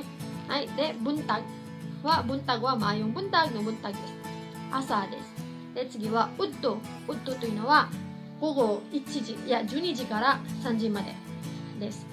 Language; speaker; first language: Japanese; non-native, fluent; Cebuano